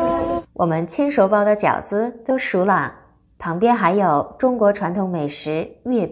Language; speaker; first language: Chinese; non-native, fluent; Korean